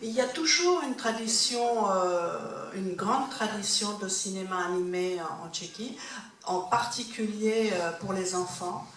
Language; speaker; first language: French; non-native, fluent; Czech